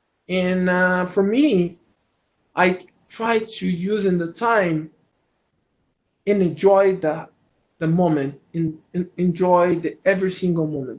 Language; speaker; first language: English; non-native, learner; Portuguese